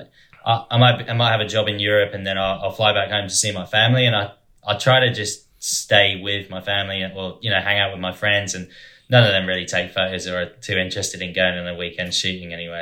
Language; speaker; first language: English; native; English